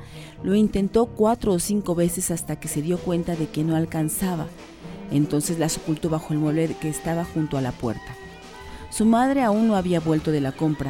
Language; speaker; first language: Spanish; native; Spanish